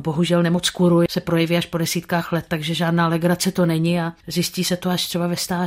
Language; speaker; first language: Czech; native; Czech